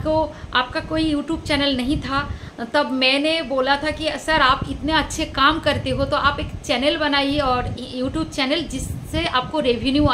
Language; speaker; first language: Hindi; non-native, local second language; Bangla